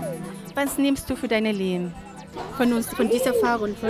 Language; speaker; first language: German; non-native, learner; Spanish